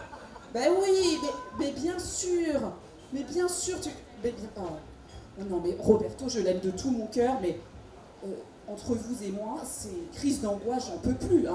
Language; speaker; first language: French; native; French